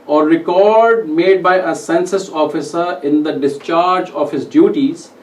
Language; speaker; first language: English; non-native, local second language; Urdu